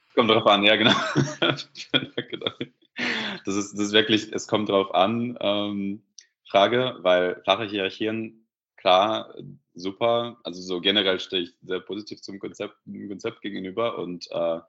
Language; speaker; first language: German; non-native, fluent; Russian